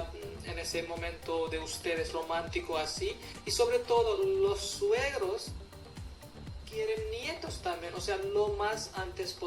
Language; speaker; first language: Spanish; non-native, fluent; Hindi